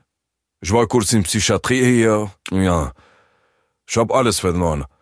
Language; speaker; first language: German; non-native, learner; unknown